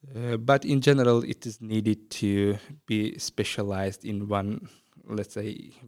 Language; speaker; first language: English; non-native, fluent; Azerbaijani